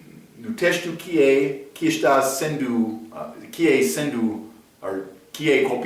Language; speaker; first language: Portuguese; non-native, fluent; English